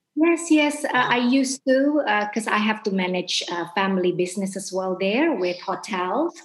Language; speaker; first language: English; non-native, fluent; Indonesian